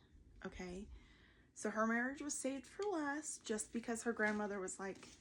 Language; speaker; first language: English; native; English